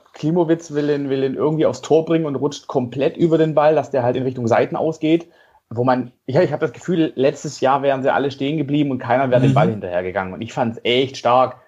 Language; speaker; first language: German; native; German